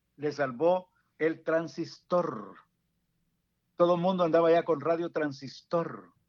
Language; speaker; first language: Spanish; native; Spanish